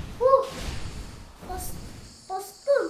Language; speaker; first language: Turkish; early bilingual, heritage; German